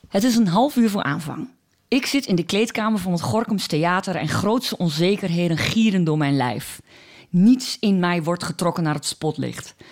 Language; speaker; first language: Dutch; native; Dutch